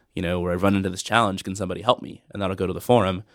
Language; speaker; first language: English; native; English